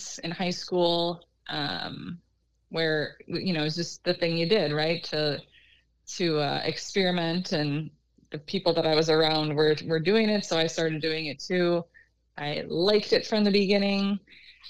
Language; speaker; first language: English; native; English